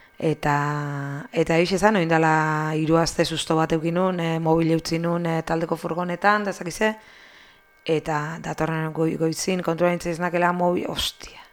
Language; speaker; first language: Basque; native; Basque